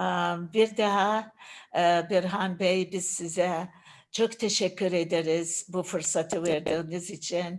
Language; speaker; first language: Turkish; non-native, learner; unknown